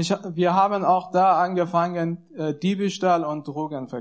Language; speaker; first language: German; non-native, learner; Persian